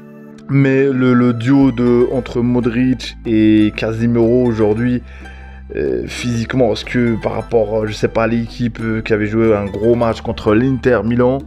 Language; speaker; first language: French; native; French